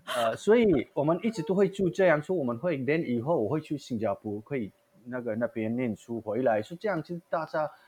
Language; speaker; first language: Chinese; non-native, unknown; Manipuri